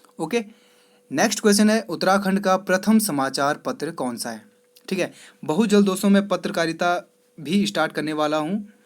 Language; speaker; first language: Hindi; native; Hindi